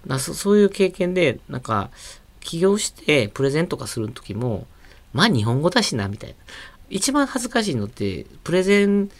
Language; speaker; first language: Japanese; native; Japanese